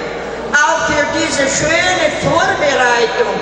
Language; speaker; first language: German; early bilingual, heritage; German